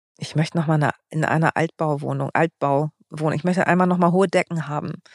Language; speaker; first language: German; early bilingual, other home language; Greek